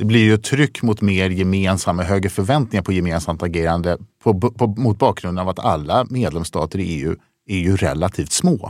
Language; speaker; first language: Swedish; native; Swedish